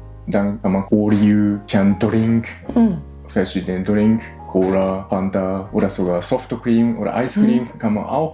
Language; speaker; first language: German; non-native, learner; Japanese